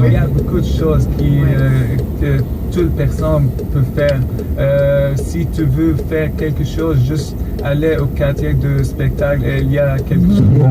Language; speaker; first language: French; non-native, learner; Arabic